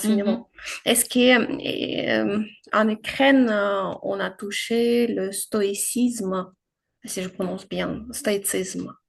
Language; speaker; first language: French; non-native, fluent; Ukrainian